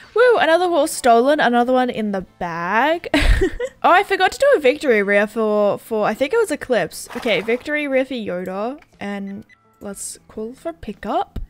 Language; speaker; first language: English; native; English